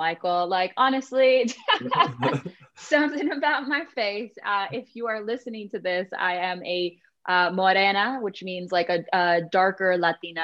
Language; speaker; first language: English; native; English